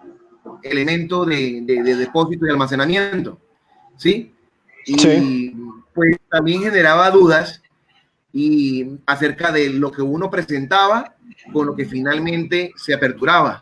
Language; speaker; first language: Spanish; native; Spanish